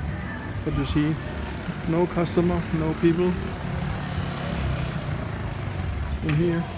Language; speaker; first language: English; non-native, fluent; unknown